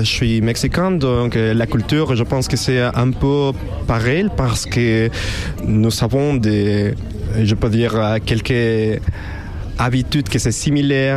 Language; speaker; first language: French; non-native, learner; Spanish